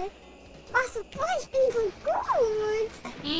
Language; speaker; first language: German; early bilingual, other home language; Japanese